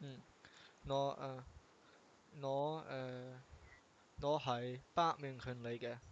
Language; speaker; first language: Cantonese; non-native, learner; English